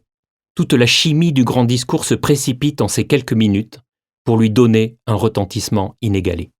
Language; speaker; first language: French; native; French